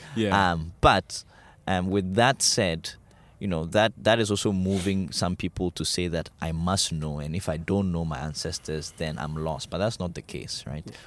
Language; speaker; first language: English; non-native, local second language; Ewe